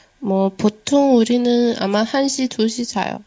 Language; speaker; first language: Korean; non-native, learner; Chinese